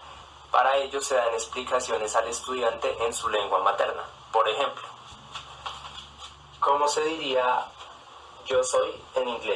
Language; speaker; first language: Spanish; non-native, fluent; Portuguese